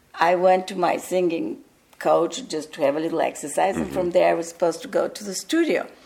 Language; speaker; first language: English; early bilingual, other home language; Bulgarian